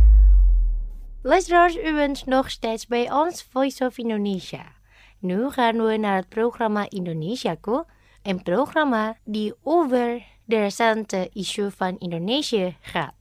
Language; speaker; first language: Dutch; non-native, fluent; Indonesian